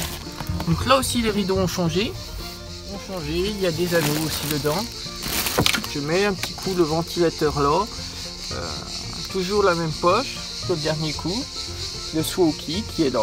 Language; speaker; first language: French; native; French